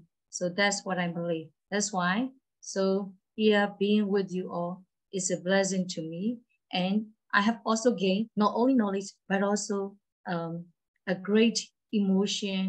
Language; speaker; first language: English; non-native, learner; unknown